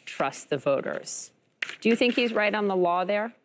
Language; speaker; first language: English; native; English